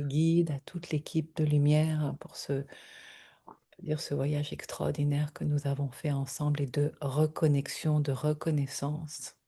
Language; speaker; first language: French; native; French